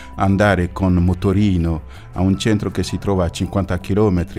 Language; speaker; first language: Italian; non-native, fluent; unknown